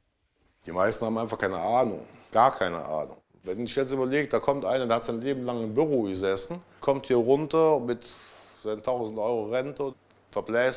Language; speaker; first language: German; native; German